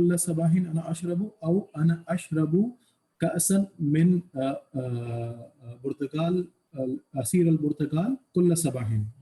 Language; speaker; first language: Arabic; non-native, learner; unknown